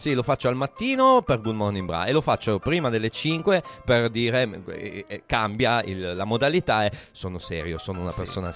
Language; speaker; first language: Italian; native; Italian